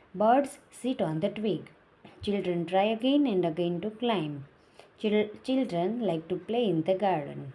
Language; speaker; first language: English; non-native, local second language; Gujarati